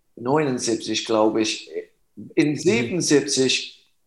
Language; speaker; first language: German; non-native, learner; English